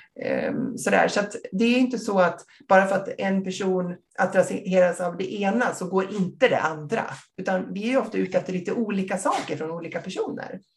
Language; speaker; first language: Swedish; native; Swedish